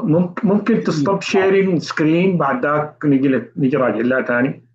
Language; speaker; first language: Arabic; native; Arabic